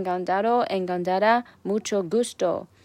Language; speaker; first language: Spanish; non-native, learner; Chinese